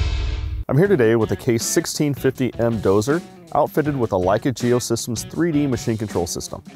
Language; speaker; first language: English; native; English